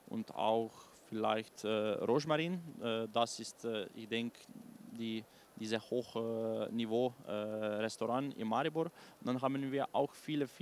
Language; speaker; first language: German; non-native, learner; Slovenian